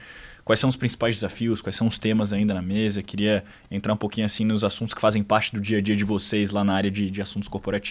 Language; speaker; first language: Portuguese; native; Portuguese